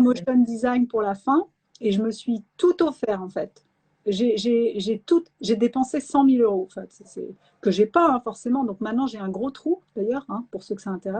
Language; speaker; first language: French; native; French